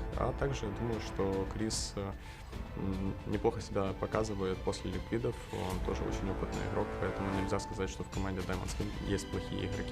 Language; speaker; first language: Russian; native; Russian